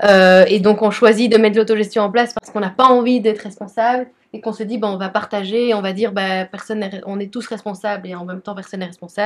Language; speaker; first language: French; native; French